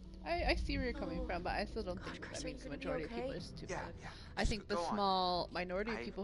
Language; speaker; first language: English; native; English